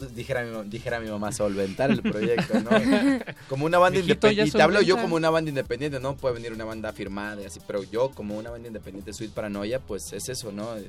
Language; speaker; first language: Spanish; native; Spanish